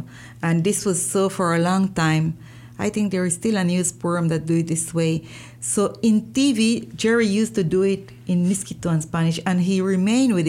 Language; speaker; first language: English; non-native, fluent; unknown